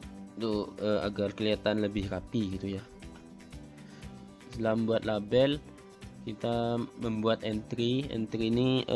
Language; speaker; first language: Indonesian; native; Indonesian